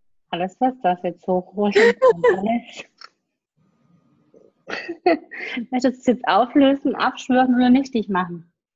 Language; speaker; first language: German; native; German